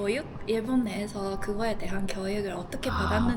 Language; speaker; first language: Korean; non-native, fluent; Japanese